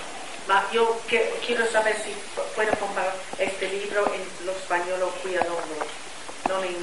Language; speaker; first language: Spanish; non-native, learner; Italian